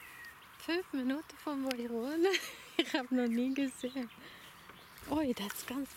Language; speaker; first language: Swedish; non-native, learner; German